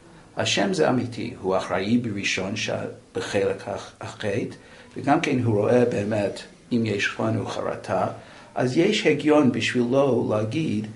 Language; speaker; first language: Hebrew; non-native, fluent; English